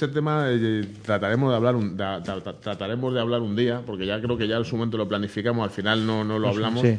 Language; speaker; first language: Spanish; native; Spanish